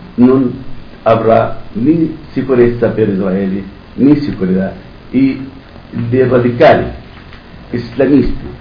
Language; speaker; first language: Italian; non-native, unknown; Arabic